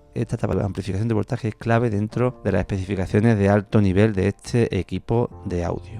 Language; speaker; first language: Spanish; native; Spanish